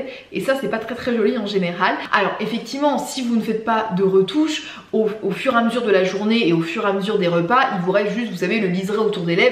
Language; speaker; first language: French; native; French